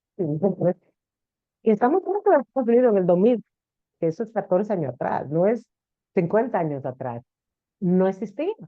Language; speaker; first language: Spanish; early bilingual, heritage; Spanish